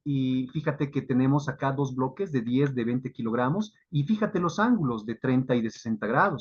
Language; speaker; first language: Spanish; native; Spanish